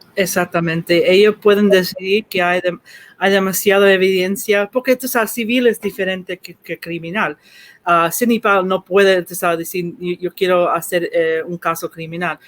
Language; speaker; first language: Spanish; early bilingual, heritage; Spanish